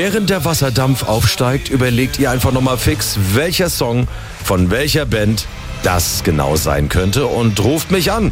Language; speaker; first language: German; native; German